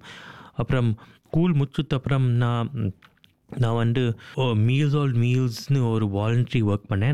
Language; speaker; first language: Tamil; early bilingual, heritage; Tamil